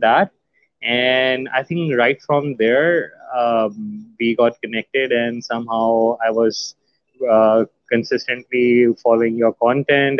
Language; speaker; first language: English; non-native, local second language; Urdu